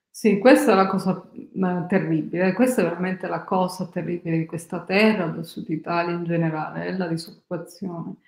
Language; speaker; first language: Italian; native; Italian